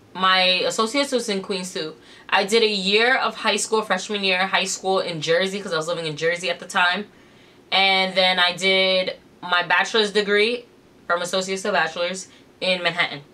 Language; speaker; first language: English; native; English